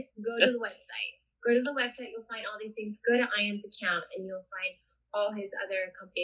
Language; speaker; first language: English; native; English